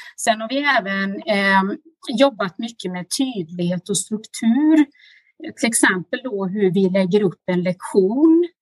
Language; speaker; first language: Swedish; native; Swedish